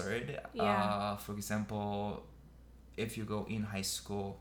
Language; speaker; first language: English; non-native, fluent; Korean